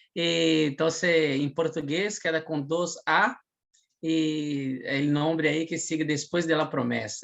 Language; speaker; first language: Spanish; non-native, fluent; Portuguese